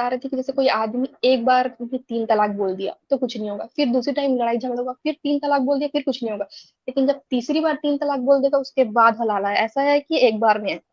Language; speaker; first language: Hindi; native; Hindi